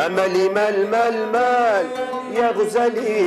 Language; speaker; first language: Arabic; native; Arabic